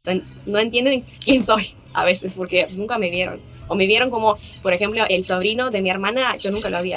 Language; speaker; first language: Spanish; non-native, fluent; Russian